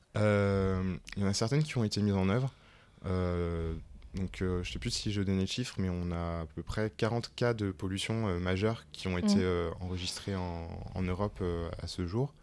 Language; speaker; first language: French; native; French